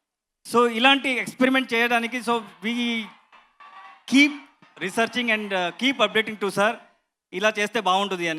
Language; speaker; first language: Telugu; non-native, learner; Kannada